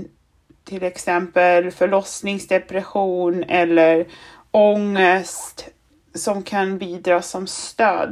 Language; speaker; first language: Swedish; non-native, fluent; German